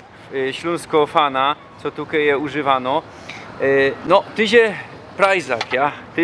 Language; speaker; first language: Polish; non-native, local second language; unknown